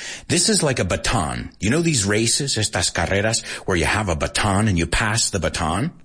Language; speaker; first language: English; early bilingual, other home language; Spanish